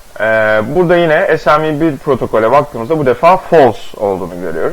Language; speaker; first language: Turkish; native; Turkish